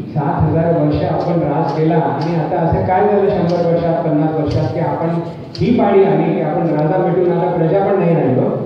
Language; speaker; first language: Marathi; non-native, local second language; Hindi